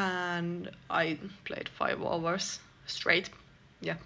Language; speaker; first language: English; non-native, fluent; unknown